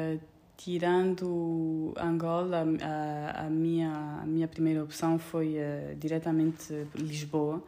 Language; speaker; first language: Portuguese; non-native, fluent; French